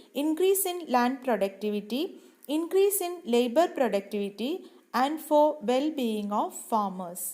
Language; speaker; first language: English; non-native, local second language; Malayalam